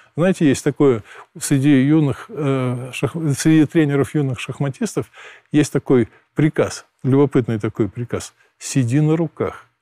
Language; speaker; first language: Russian; native; Russian